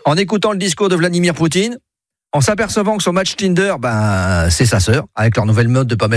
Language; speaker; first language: French; native; French